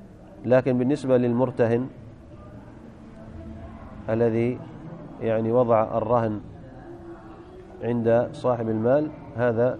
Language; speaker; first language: Arabic; native; Arabic